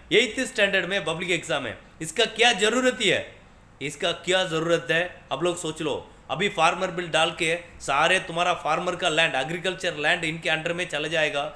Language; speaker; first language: Hindi; non-native, local second language; Tamil